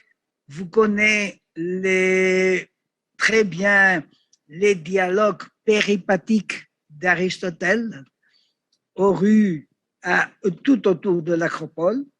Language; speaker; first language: French; non-native, learner; Greek